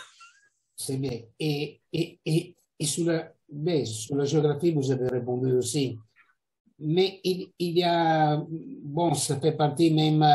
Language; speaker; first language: French; non-native, fluent; Italian